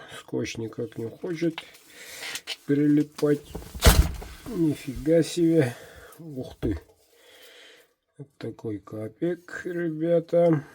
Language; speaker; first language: Russian; non-native, local second language; Yakut